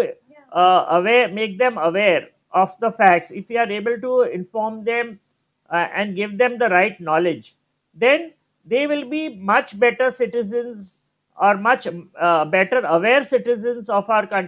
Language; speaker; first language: English; non-native, local second language; Gujarati